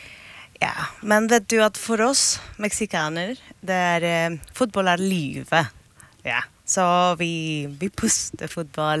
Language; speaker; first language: Norwegian; non-native, learner; Spanish